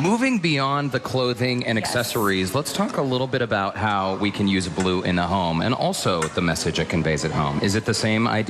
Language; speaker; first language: English; native; English